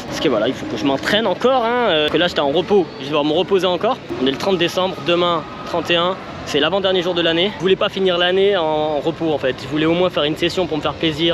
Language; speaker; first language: French; native; French